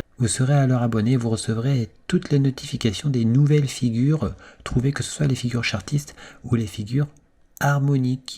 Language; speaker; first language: French; native; French